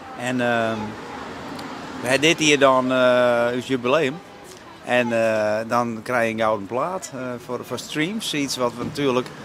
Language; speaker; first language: Dutch; non-native, local second language; Western Frisian